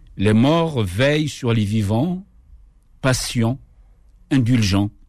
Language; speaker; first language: French; non-native, local second language; Kabyle